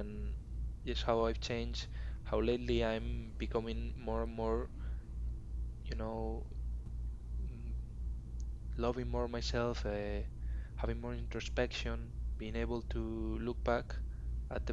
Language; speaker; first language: English; non-native, fluent; Spanish